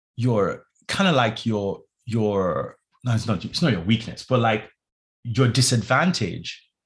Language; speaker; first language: English; non-native, local second language; Yoruba